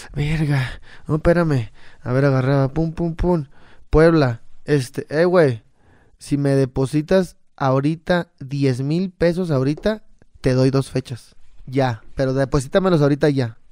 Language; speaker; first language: Spanish; native; Spanish